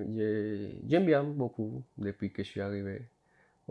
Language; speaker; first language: French; non-native, learner; Spanish